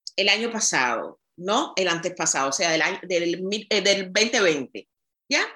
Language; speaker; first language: Spanish; native; Spanish